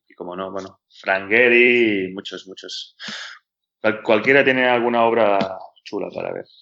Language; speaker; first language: Spanish; native; Spanish